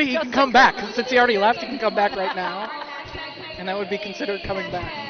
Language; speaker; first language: English; native; English